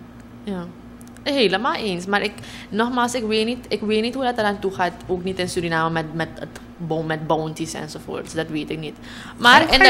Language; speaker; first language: Dutch; native; Dutch